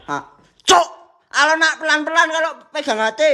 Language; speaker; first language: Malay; non-native, local second language; Javanese